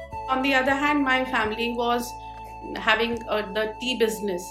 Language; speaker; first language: English; non-native, local second language; Hindi